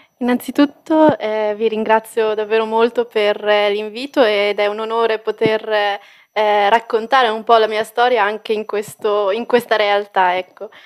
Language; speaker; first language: Italian; early bilingual, other home language; Arabic